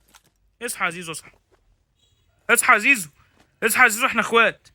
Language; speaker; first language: Arabic; native; Arabic